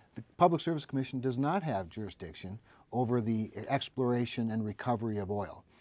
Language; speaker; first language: English; native; English